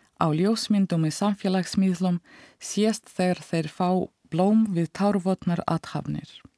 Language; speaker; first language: Icelandic; non-native, fluent; Russian